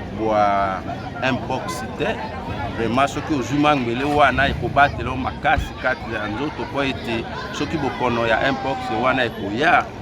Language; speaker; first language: Lingala; native; Lingala